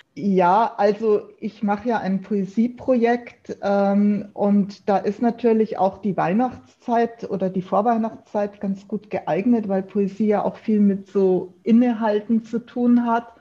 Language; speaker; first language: German; native; German